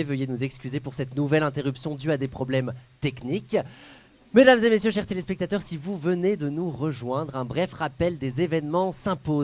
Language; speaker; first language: French; native; French